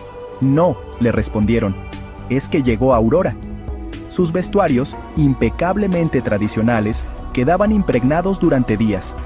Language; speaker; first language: Spanish; native; Spanish